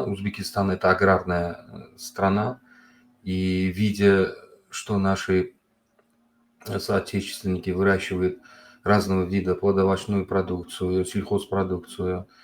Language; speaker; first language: Russian; non-native, local second language; Uzbek